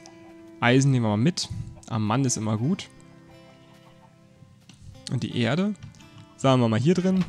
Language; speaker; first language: German; native; German